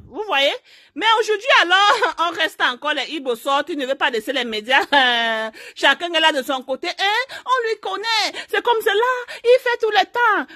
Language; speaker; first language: French; non-native, local second language; Haitian Creole